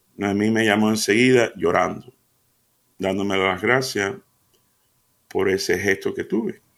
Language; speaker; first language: Spanish; early bilingual, heritage; Spanish